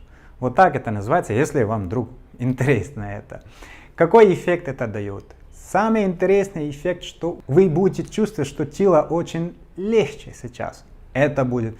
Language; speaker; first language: Russian; non-native, learner; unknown